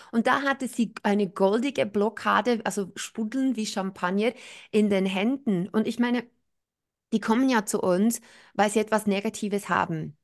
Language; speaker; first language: German; non-native, fluent; English